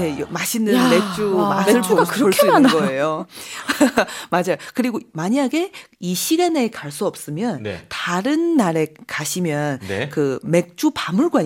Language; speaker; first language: Korean; non-native, fluent; Chinese